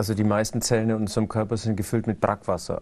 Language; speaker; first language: German; native; German